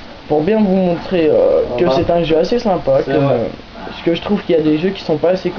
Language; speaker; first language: French; native; French